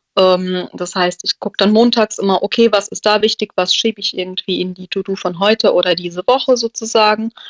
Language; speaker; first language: German; native; German